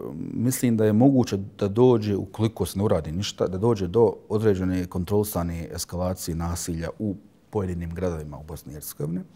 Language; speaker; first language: Bosnian; early bilingual, heritage; Bosnian